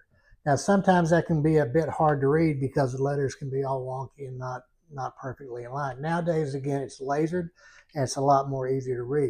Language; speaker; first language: English; native; English